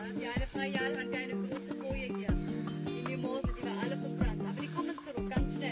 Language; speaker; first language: German; non-native, learner; Portuguese